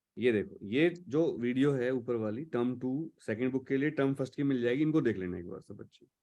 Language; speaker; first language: Hindi; native; Hindi